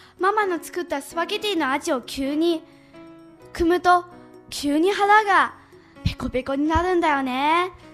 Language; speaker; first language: Japanese; early bilingual, other home language; Chinese